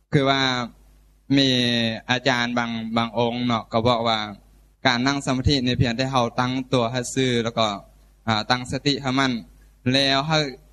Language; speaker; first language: Thai; native; Thai